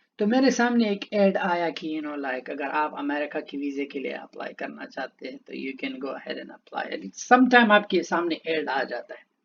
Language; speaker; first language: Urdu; non-native, local second language; Pashto